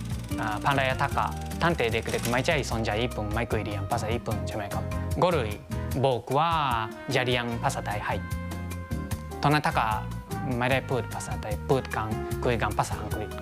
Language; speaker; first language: Thai; non-native, learner; Japanese